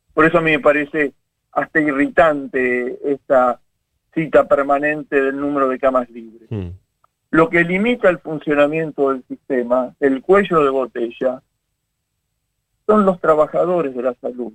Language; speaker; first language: Spanish; native; Spanish